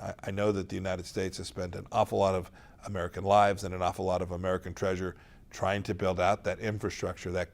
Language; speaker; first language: English; native; English